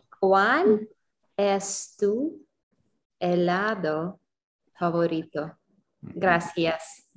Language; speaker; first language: Spanish; non-native, learner; English